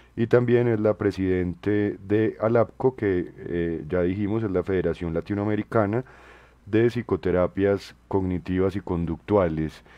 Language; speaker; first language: Spanish; native; Spanish